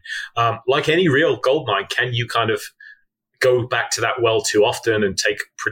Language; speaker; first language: English; native; English